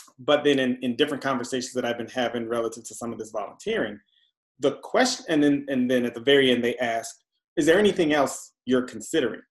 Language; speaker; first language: English; native; English